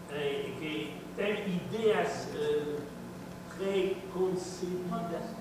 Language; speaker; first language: Portuguese; non-native, learner; French